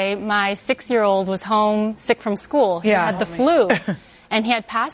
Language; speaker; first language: English; non-native, local second language; Chinese